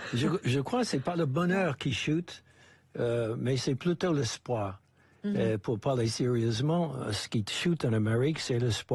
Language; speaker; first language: French; non-native, fluent; English